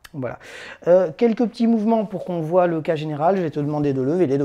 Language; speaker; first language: French; native; French